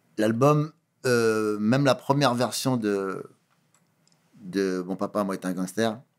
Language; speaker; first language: French; early bilingual, other home language; Kabuverdianu